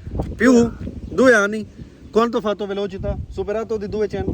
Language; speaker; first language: Italian; non-native, learner; Urdu